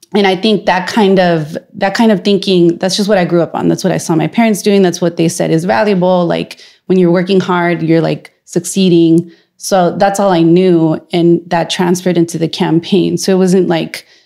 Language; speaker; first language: English; native; English